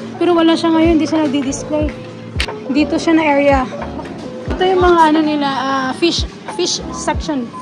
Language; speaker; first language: Filipino; native; Filipino